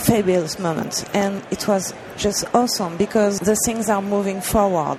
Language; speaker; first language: English; non-native, learner; French